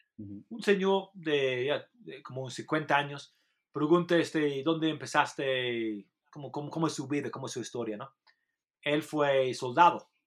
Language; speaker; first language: Spanish; non-native, fluent; English